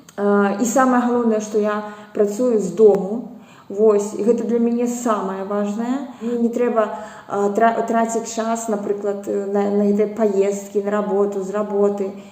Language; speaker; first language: Belarusian; non-native, local second language; Russian